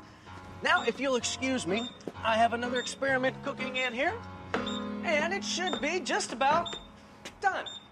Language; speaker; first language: English; native; English